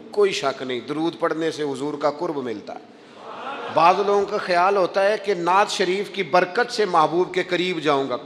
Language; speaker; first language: Urdu; non-native, local second language; Punjabi